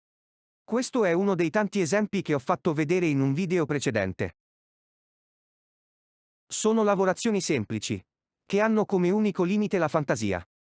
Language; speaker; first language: Italian; native; Italian